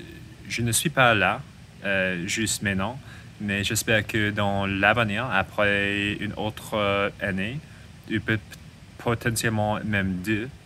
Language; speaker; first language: French; non-native, learner; English